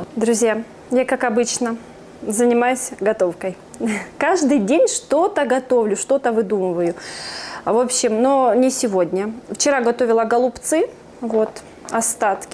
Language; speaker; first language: Russian; native; Russian